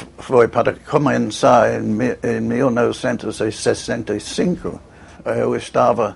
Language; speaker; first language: Portuguese; non-native, fluent; English